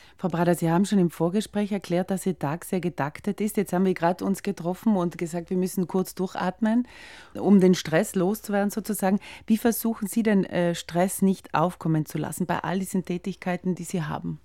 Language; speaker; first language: German; native; German